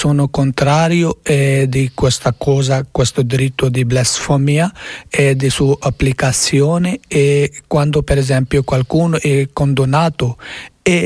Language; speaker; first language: Italian; non-native, learner; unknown